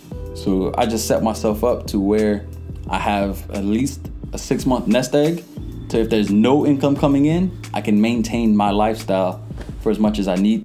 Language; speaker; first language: English; early bilingual, other home language; Jamaican Creole English